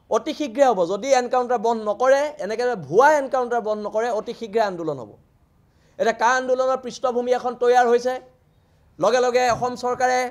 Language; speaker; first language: Assamese; native; Assamese